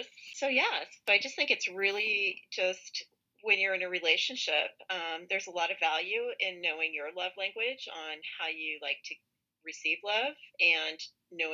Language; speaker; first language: English; native; English